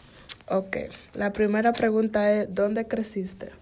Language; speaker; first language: Spanish; early bilingual, heritage; Spanish